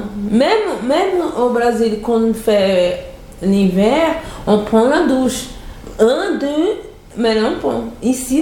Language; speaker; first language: French; non-native, learner; Portuguese